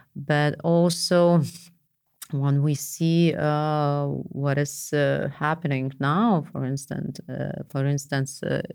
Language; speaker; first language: English; non-native, fluent; Lithuanian